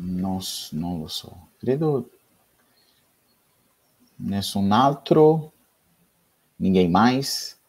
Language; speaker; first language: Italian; non-native, fluent; Portuguese